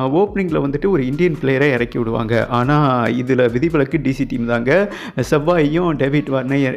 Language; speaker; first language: Tamil; native; Tamil